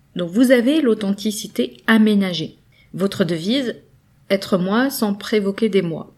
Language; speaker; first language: French; native; French